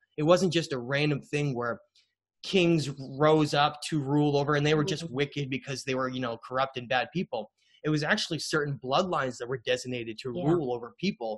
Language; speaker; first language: English; native; English